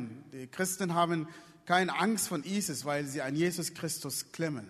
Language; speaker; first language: German; non-native, fluent; Arabic